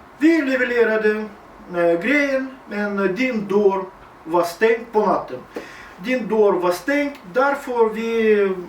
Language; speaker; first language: Swedish; non-native, fluent; Russian